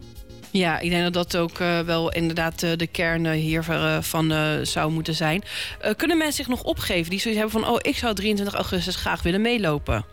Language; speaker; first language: Dutch; native; Dutch